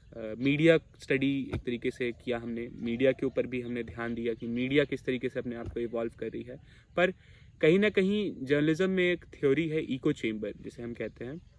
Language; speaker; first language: Hindi; non-native, local second language; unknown